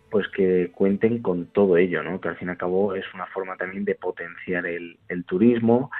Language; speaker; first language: Spanish; native; Spanish